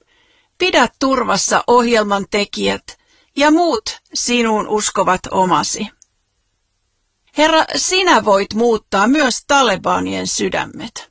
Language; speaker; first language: Finnish; native; Finnish